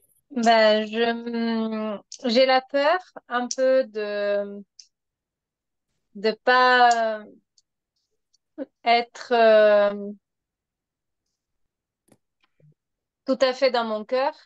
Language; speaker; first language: French; non-native, fluent; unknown